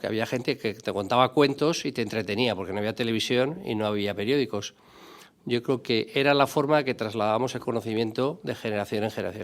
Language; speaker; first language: Spanish; native; Spanish